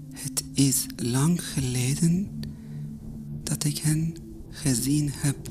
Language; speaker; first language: Dutch; non-native, fluent; Persian